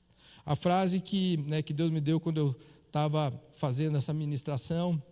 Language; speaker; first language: Portuguese; native; Portuguese